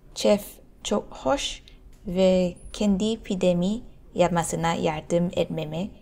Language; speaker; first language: Turkish; non-native, learner; Thai